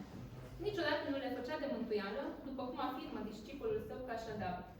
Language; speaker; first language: Romanian; native; Romanian